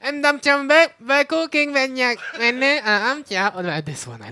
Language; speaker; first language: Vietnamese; non-native, learner; French